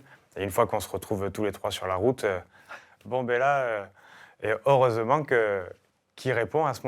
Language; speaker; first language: French; native; French